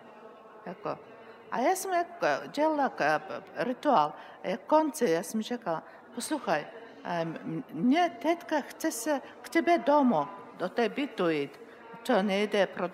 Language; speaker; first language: Czech; non-native, learner; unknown